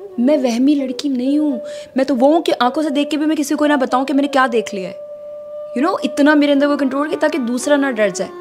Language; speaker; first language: Urdu; native; Urdu